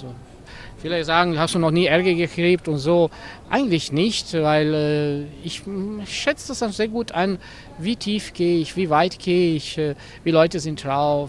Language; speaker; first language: German; non-native, learner; Croatian